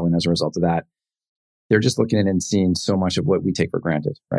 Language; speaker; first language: English; native; English